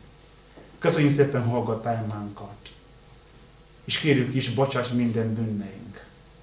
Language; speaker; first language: Hungarian; non-native, learner; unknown